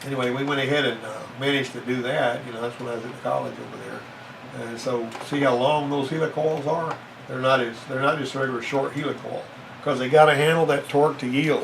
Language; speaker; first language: English; native; English